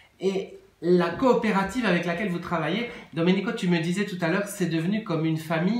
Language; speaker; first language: French; native; French